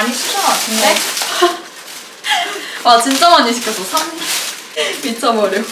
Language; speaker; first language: Korean; non-native, learner; Vietnamese